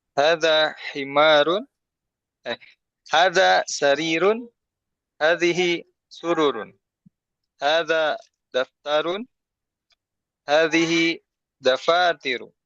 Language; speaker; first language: Arabic; non-native, learner; Indonesian